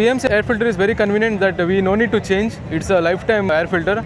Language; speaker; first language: English; non-native, local second language; Kannada